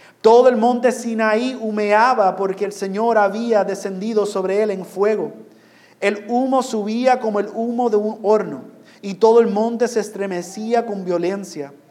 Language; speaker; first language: Spanish; non-native, fluent; English